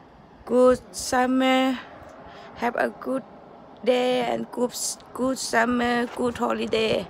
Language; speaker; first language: English; non-native, learner; Thai